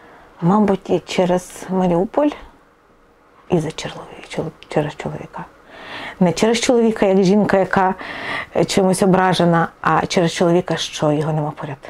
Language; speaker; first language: Ukrainian; non-native, local second language; Russian